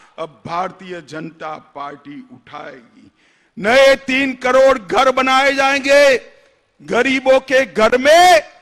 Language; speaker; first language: Hindi; non-native, local second language; Gujarati